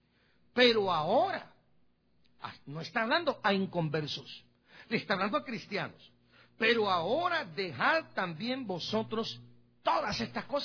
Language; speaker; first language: Spanish; native; Spanish